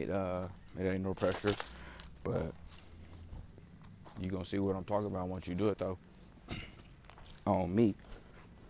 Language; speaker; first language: English; native; English